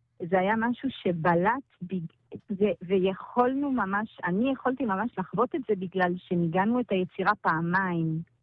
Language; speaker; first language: Hebrew; non-native, fluent; French